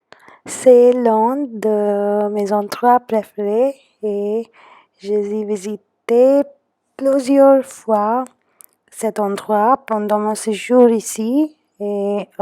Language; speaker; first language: French; non-native, fluent; Hindi